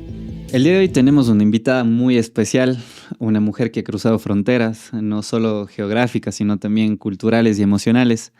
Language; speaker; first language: Spanish; native; Spanish